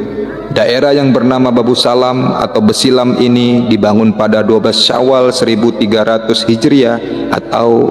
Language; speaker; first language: Indonesian; native; Indonesian